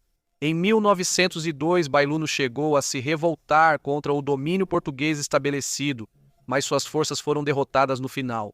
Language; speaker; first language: Portuguese; native; Portuguese